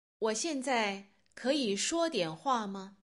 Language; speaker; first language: Chinese; non-native, learner; Russian